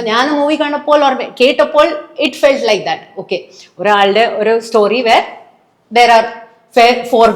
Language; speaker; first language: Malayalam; non-native, local second language; Telugu